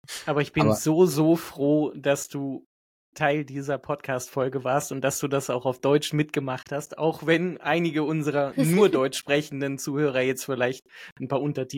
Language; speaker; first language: German; native; German